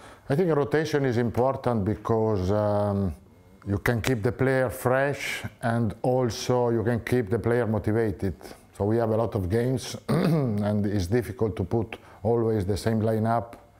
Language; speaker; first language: English; non-native, fluent; Italian